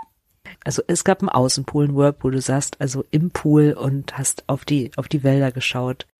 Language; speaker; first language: German; native; German